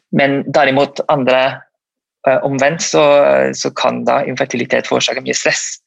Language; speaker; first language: Norwegian; non-native, fluent; Malay